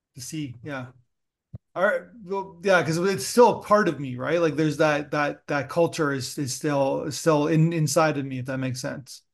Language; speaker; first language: English; early bilingual, other home language; Italian